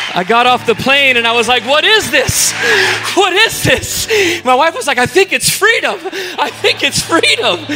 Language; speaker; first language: English; native; English